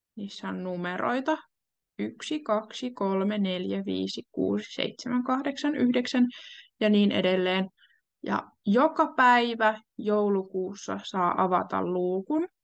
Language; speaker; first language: Finnish; native; Finnish